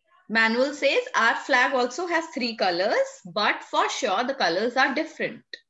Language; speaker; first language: English; non-native, local second language; Hindi